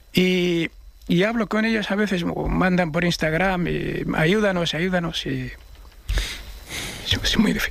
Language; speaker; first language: Spanish; non-native, fluent; Arabic